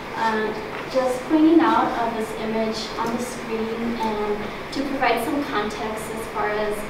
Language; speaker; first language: English; native; English